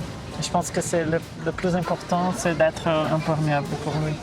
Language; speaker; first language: French; non-native, fluent; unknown